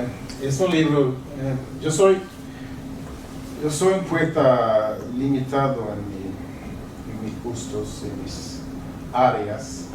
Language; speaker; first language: Spanish; non-native, fluent; Swedish